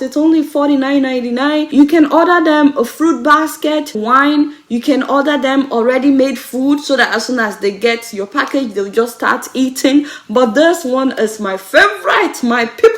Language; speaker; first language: English; non-native, local second language; Yoruba